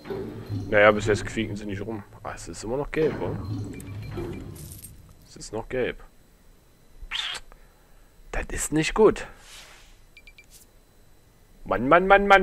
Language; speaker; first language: German; native; German